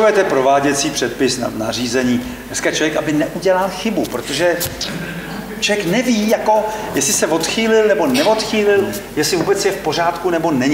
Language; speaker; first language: Czech; native; Czech